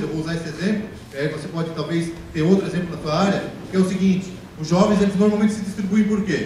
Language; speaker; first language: Portuguese; native; Portuguese